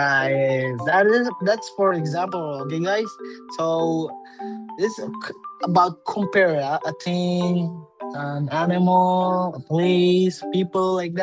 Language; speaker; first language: English; non-native, learner; Indonesian